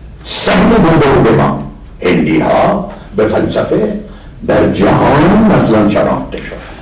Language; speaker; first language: Persian; non-native, fluent; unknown